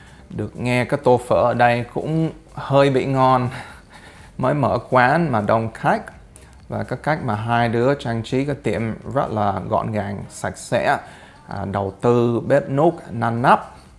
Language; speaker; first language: Vietnamese; early bilingual, heritage; Vietnamese